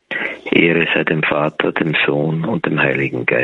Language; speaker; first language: German; native; German